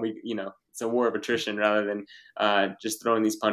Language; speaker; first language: English; native; English